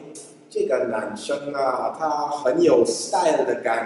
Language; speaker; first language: Chinese; non-native, fluent; English